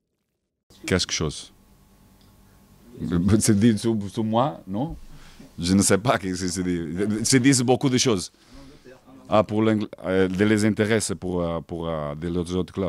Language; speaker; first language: French; non-native, learner; Portuguese